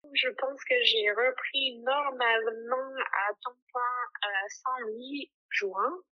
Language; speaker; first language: French; non-native, fluent; English